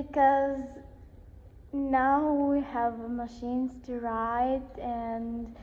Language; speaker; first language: English; non-native, learner; Serbian